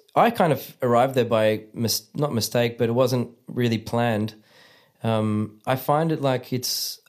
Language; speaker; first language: English; native; English